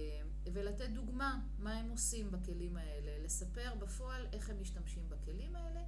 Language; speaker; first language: Hebrew; native; Hebrew